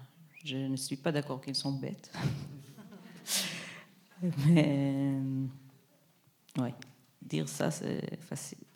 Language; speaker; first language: French; non-native, fluent; Hebrew